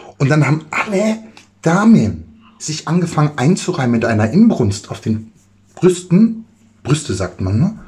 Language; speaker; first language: German; native; German